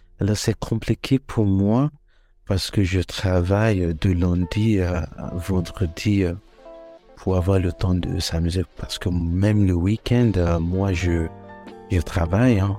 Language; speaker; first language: French; non-native, fluent; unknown